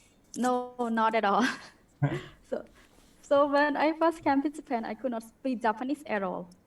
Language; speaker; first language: English; non-native, learner; Khmer